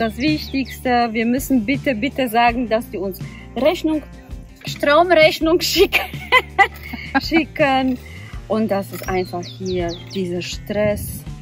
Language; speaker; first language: German; non-native, fluent; Polish